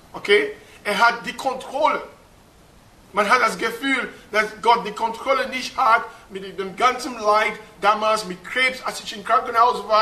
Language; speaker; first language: German; non-native, fluent; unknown